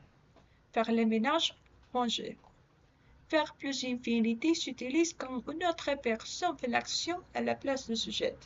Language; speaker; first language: French; non-native, learner; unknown